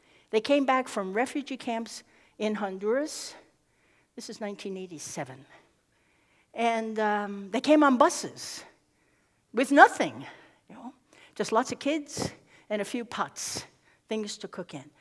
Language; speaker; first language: English; native; English